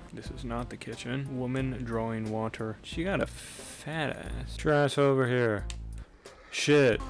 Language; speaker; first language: English; native; English